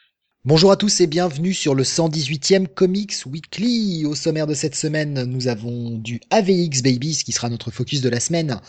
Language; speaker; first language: French; native; French